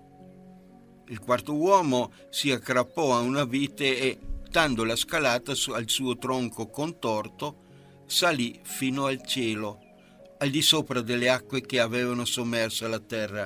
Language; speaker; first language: Italian; non-native, fluent; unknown